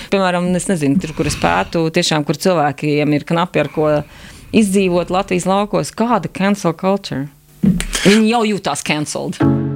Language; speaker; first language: Latvian; native; Latvian